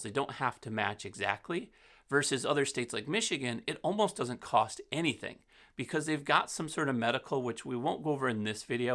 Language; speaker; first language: English; native; English